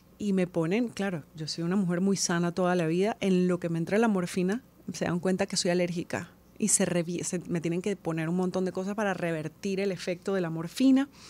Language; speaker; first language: Spanish; native; Spanish